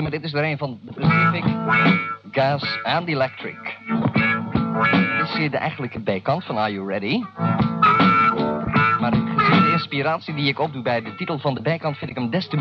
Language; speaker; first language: Dutch; native; Dutch